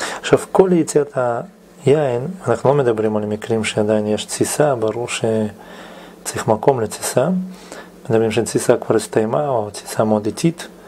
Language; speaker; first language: Hebrew; non-native, fluent; Russian